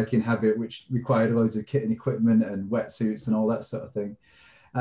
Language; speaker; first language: English; native; English